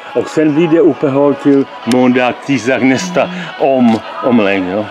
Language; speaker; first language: Swedish; non-native, learner; Czech